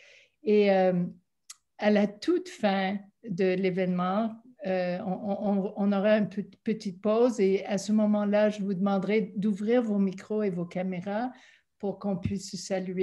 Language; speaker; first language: French; non-native, local second language; English